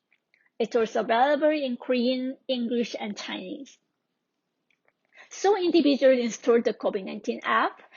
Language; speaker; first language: English; non-native, fluent; Korean